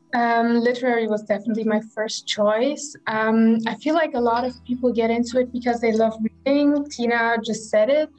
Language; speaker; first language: English; non-native, fluent; German